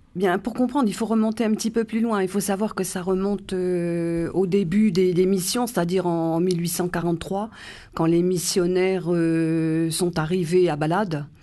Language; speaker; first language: French; native; French